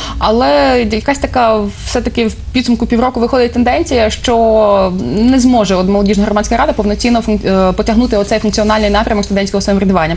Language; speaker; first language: Ukrainian; native; Ukrainian